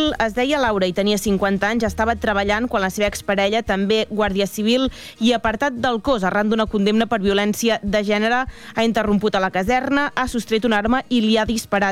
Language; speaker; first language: Catalan; native; Catalan